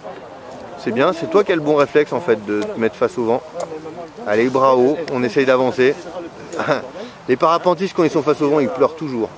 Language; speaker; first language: French; native; French